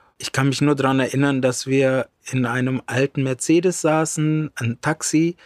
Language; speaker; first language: German; early bilingual, other home language; Romany